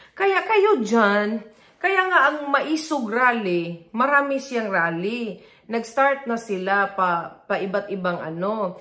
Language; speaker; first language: Filipino; non-native, local second language; Cebuano